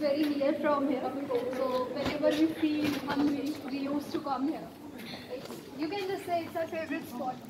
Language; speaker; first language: English; non-native, local second language; Hindi